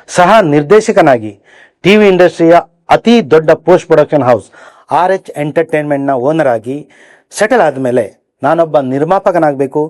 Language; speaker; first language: Kannada; native; Kannada